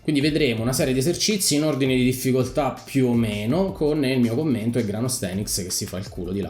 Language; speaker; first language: Italian; native; Italian